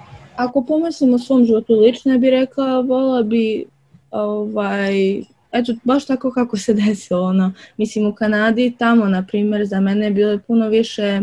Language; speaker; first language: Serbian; early bilingual, other home language; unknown